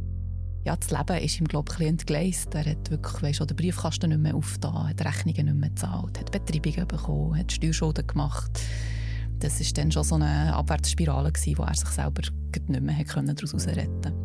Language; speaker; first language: German; native; German